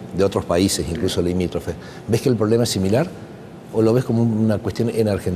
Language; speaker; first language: Spanish; native; Spanish